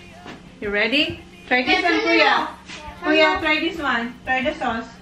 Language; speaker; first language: English; non-native, local second language; Bikol